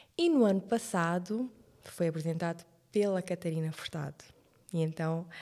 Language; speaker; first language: Portuguese; non-native, local second language; Kabuverdianu